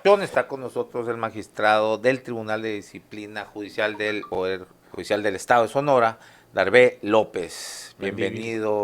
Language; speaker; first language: Spanish; native; Spanish